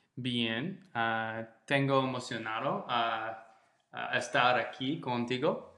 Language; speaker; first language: Spanish; non-native, learner; English